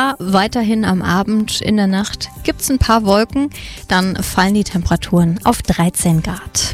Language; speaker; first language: German; native; German